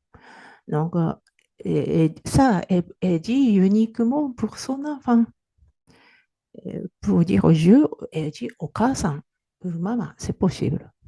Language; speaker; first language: French; non-native, fluent; Japanese